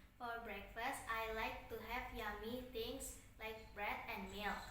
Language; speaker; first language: English; non-native, learner; Indonesian